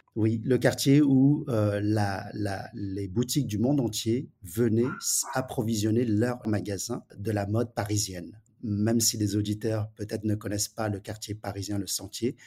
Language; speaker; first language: French; early bilingual, other home language; Wu Chinese